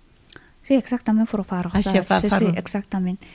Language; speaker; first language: Catalan; non-native, fluent; Persian